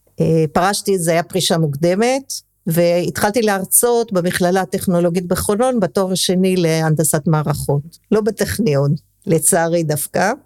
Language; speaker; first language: Hebrew; early bilingual, other home language; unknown